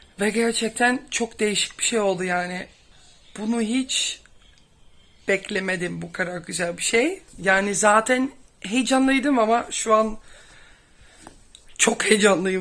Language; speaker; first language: Turkish; non-native, fluent; Dutch